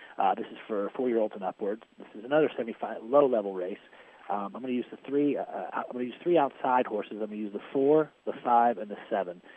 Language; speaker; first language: English; native; English